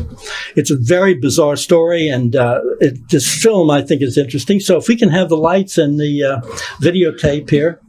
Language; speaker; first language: English; native; English